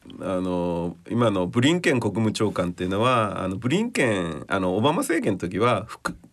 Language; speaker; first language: Japanese; native; Japanese